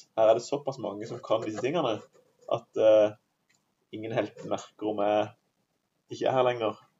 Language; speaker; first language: Norwegian; native; Norwegian